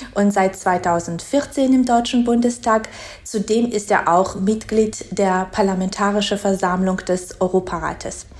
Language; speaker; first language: German; non-native, fluent; Georgian